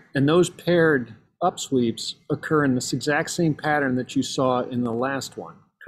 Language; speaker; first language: English; native; English